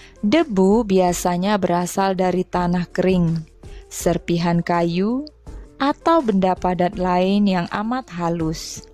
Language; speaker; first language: Indonesian; native; Indonesian